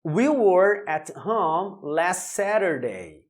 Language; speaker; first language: English; non-native, fluent; Portuguese